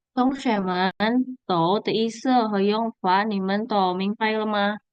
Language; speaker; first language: Chinese; non-native, fluent; Indonesian